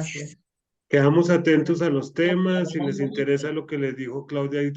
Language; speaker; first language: Spanish; native; Spanish